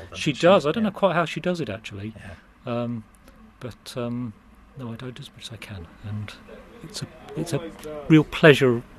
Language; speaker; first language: English; early bilingual, other home language; Hindi